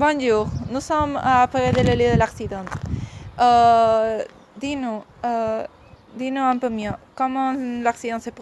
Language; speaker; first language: French; non-native, learner; Spanish